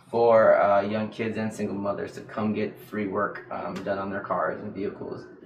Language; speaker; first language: English; native; English